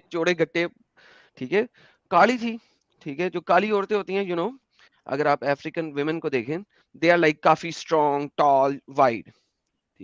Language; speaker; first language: Hindi; native; Hindi